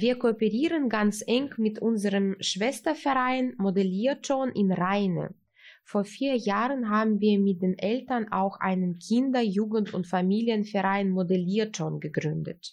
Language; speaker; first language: German; early bilingual, heritage; Russian